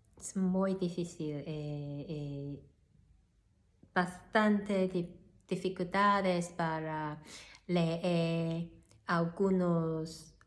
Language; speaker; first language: Spanish; non-native, learner; Cantonese